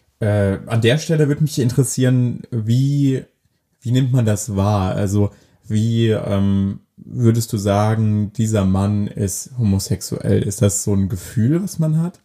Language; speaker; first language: German; native; German